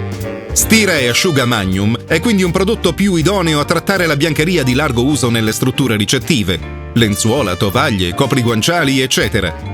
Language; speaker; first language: Italian; native; Italian